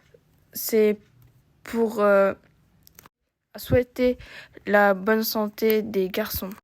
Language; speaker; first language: French; non-native, learner; Japanese